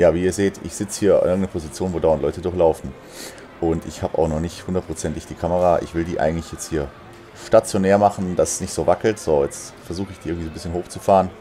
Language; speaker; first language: German; native; German